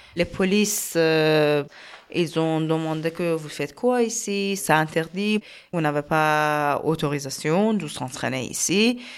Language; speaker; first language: French; non-native, learner; Persian